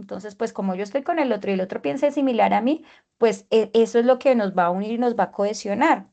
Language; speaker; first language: Spanish; native; Spanish